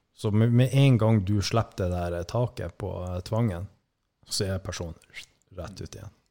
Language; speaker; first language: Norwegian; native; Norwegian